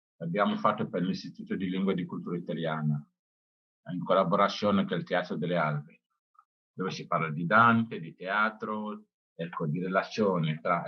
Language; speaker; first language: Italian; non-native, fluent; Wolof